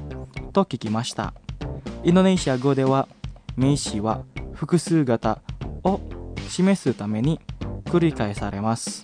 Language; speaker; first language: Japanese; non-native, fluent; Indonesian